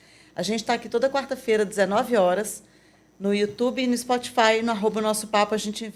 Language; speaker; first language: Portuguese; native; Portuguese